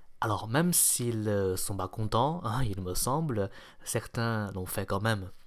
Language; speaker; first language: French; non-native, fluent; Chinese